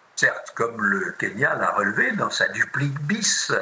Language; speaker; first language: French; native; French